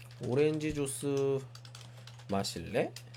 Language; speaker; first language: Korean; native; Korean